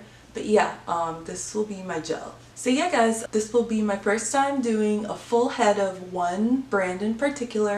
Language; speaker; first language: English; native; English